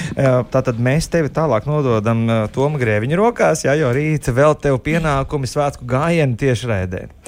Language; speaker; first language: Latvian; native; Latvian